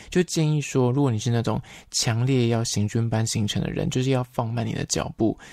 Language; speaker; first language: Chinese; native; Chinese